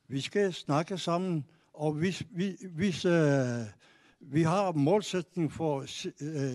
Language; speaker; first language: Danish; non-native, local second language; Kalaallisut